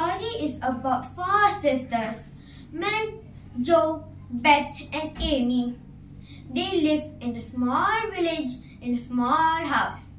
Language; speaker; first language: English; non-native, learner; Malay